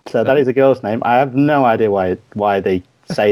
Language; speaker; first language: English; native; English